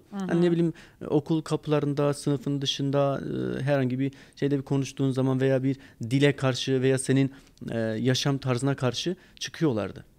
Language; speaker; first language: Turkish; non-native, local second language; Kurdish